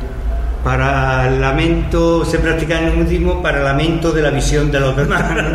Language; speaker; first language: Spanish; native; Spanish